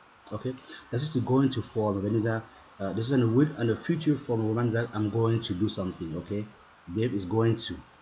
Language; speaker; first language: German; native; German